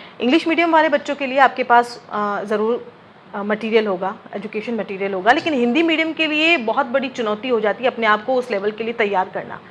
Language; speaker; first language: Hindi; native; Hindi